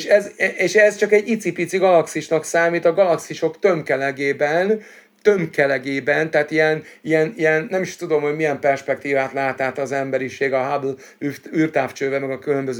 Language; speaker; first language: Hungarian; native; Hungarian